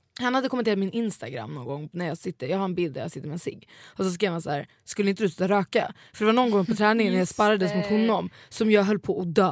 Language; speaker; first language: Swedish; early bilingual, other home language; Kurdish